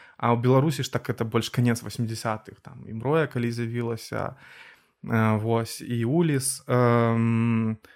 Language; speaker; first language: Belarusian; non-native, local second language; Russian